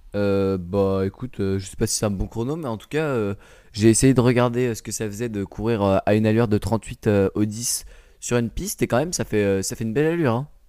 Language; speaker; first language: French; native; French